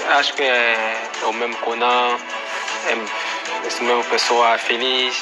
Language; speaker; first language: Portuguese; non-native, fluent; French